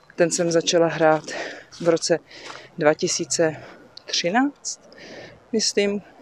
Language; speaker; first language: Czech; native; Czech